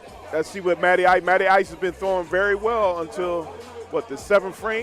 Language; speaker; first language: English; native; English